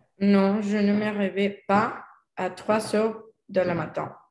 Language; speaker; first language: French; non-native, learner; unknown